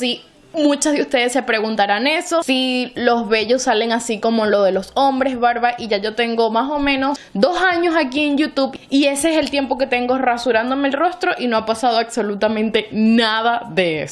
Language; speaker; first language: Spanish; native; Spanish